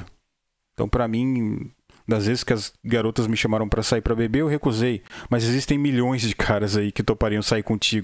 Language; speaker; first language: Portuguese; native; Portuguese